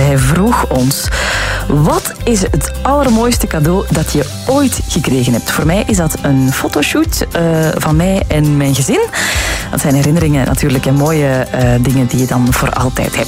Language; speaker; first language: Dutch; native; Dutch